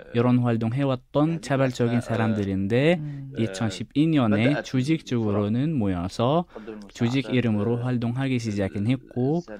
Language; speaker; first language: Korean; non-native, fluent; Arabic